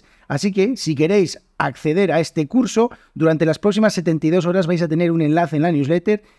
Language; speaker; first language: Spanish; native; Spanish